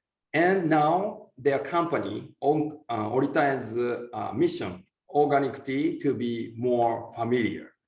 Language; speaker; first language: English; non-native, learner; Japanese